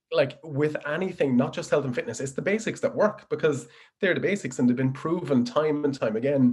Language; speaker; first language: English; native; English